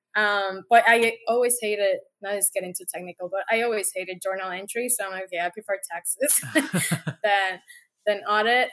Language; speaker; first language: English; non-native, fluent; Spanish